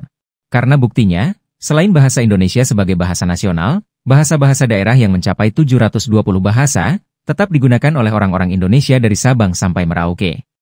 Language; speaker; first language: Indonesian; native; Indonesian